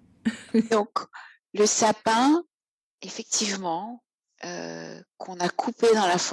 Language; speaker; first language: French; native; French